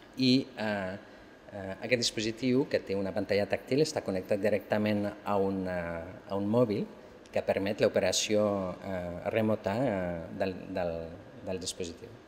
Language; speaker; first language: Catalan; non-native, fluent; French